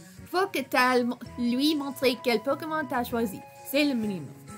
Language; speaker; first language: French; non-native, fluent; English